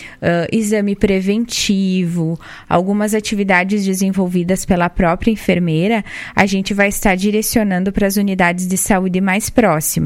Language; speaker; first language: Portuguese; native; Portuguese